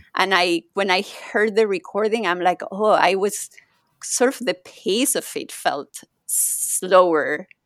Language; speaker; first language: English; non-native, fluent; Spanish